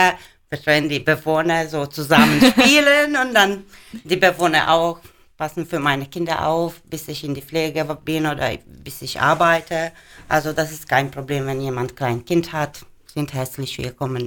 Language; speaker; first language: German; non-native, learner; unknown